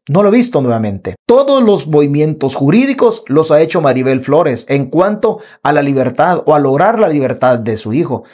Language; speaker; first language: Spanish; native; Spanish